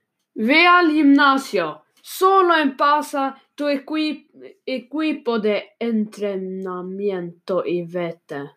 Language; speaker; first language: Spanish; non-native, learner; Swedish